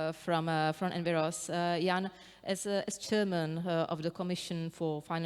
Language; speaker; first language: English; non-native, fluent; Czech